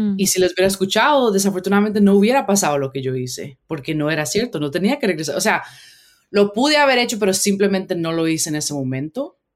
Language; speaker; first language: Spanish; early bilingual, heritage; Spanish